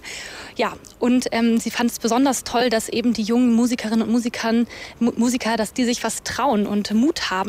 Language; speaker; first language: German; native; German